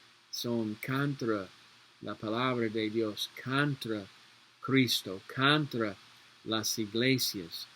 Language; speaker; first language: Spanish; non-native, learner; English